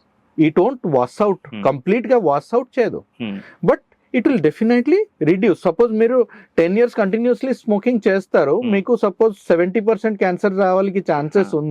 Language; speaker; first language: Telugu; non-native, learner; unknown